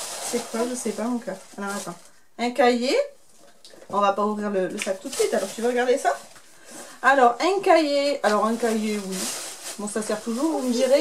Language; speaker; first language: French; native; French